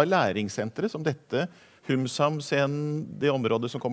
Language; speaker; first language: Norwegian; native; Norwegian